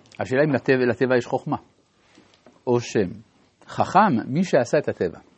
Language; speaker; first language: Hebrew; non-native, fluent; French